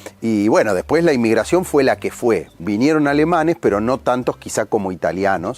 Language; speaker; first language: Spanish; native; Spanish